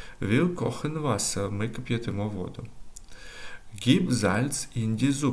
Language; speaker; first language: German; non-native, learner; Ukrainian